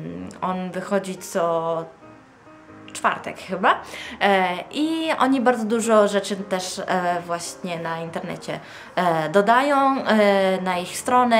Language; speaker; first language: Polish; non-native, fluent; Italian